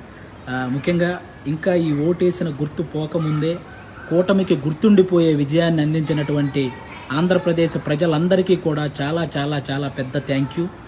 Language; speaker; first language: Telugu; native; Telugu